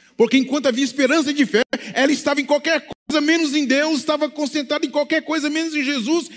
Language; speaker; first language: Portuguese; native; Portuguese